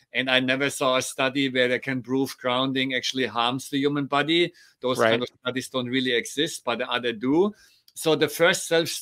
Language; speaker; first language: English; non-native, fluent; German